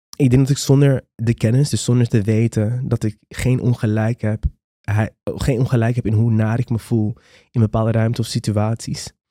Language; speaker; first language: Dutch; non-native, local second language; Papiamento